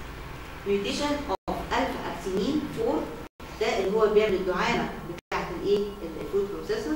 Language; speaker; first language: Arabic; native; Arabic